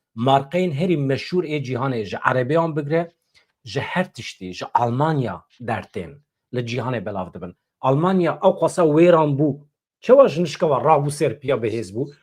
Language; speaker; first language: Kurdish; native; Kurdish